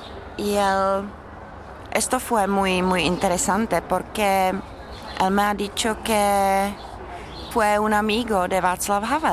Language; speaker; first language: Spanish; non-native, learner; Czech